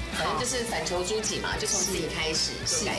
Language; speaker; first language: Chinese; native; Chinese